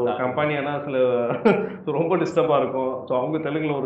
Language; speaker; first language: Tamil; native; Tamil